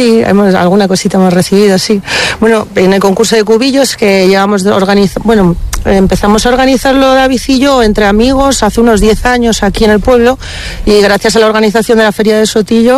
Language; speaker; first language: Spanish; native; Spanish